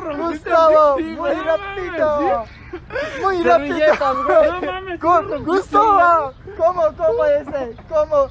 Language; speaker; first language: Spanish; non-native, learner; Turkish